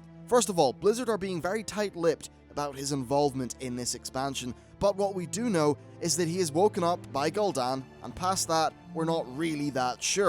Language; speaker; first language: English; native; English